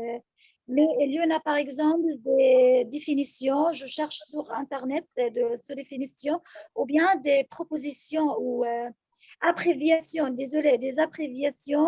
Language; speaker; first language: French; non-native, fluent; Arabic